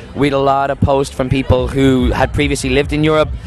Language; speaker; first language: English; native; English